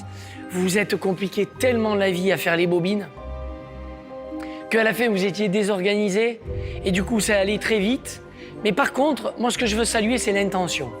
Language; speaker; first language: French; native; French